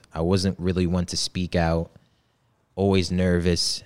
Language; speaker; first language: English; early bilingual, other home language; Polish